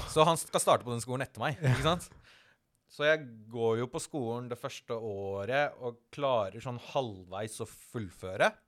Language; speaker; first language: Norwegian; early bilingual, other home language; Tamil